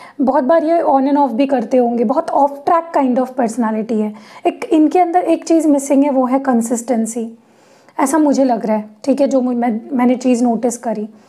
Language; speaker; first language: Hindi; non-native, local second language; Marathi